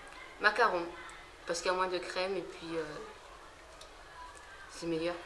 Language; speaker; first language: French; native; French